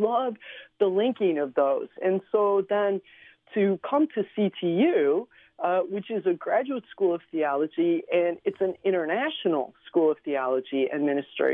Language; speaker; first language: English; early bilingual, other home language; Slovenian